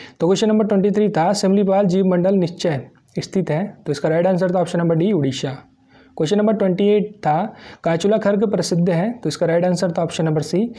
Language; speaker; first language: Hindi; native; Hindi